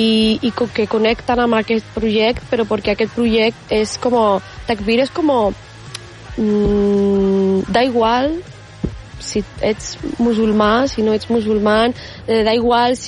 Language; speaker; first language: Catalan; non-native, local second language; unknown